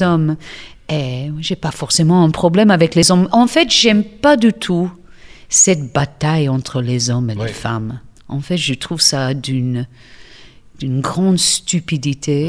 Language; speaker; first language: French; non-native, fluent; English